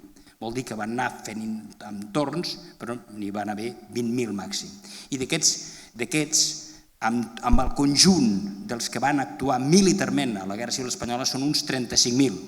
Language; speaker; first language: Catalan; native; Catalan